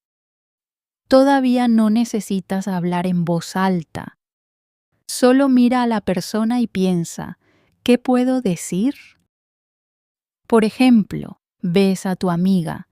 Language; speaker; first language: Spanish; non-native, fluent; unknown